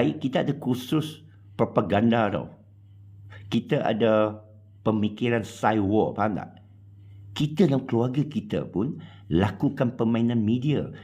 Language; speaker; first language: Malay; non-native, local second language; Chinese